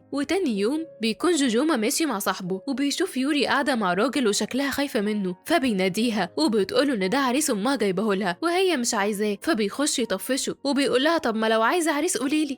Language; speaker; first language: Arabic; native; Arabic